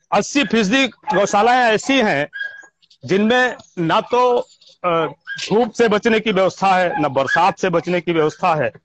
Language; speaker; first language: Hindi; native; Hindi